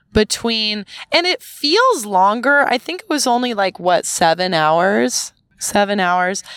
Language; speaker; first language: English; native; English